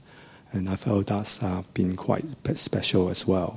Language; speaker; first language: English; non-native, local second language; Cantonese